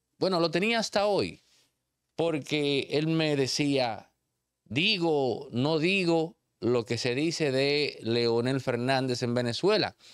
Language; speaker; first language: Spanish; native; Spanish